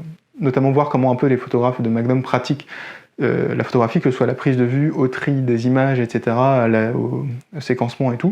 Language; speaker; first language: French; native; French